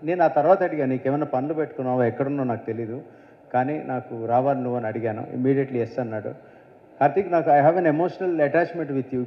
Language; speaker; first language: Telugu; native; Telugu